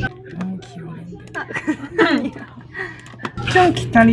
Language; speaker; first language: Korean; non-native, learner; Chinese